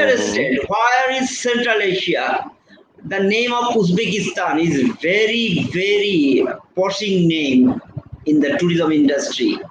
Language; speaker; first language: English; non-native, fluent; Bangla